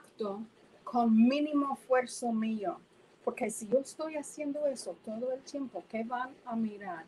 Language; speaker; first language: Spanish; non-native, fluent; English